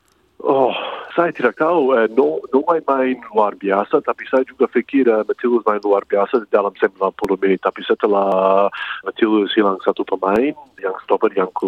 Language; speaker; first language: Indonesian; early bilingual, heritage; English